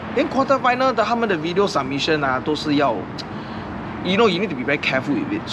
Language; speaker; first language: English; non-native, local second language; Chinese